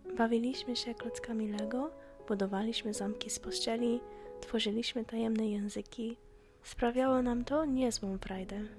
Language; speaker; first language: Polish; non-native, fluent; English